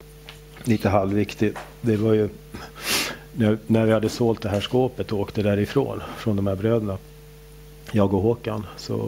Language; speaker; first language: Swedish; native; Swedish